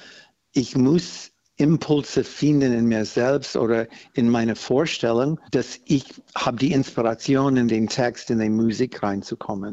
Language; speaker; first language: German; non-native, fluent; English